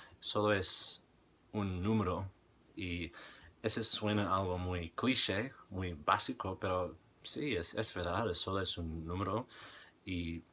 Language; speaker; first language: Spanish; non-native, fluent; English